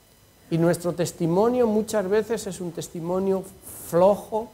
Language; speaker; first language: Spanish; native; Spanish